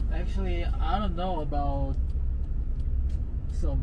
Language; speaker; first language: English; non-native, learner; Korean